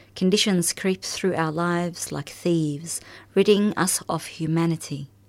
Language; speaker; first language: English; early bilingual, other home language; Arabic